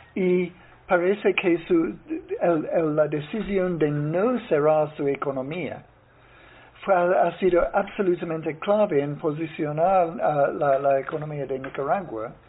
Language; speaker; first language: Spanish; non-native, fluent; English